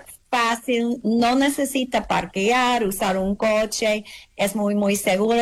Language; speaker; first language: Spanish; early bilingual, heritage; English